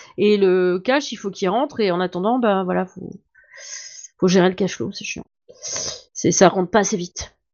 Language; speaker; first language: French; native; French